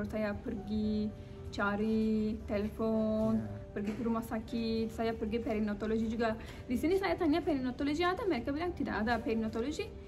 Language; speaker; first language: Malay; non-native, learner; Turkish